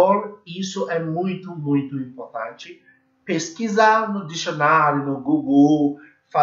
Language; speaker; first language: Portuguese; non-native, learner; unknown